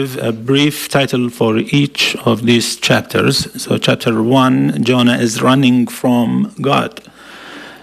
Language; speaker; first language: English; non-native, fluent; Aramaic